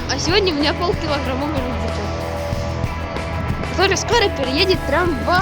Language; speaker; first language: Russian; non-native, local second language; Ukrainian